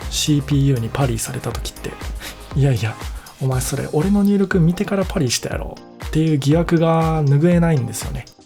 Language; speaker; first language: Japanese; native; Japanese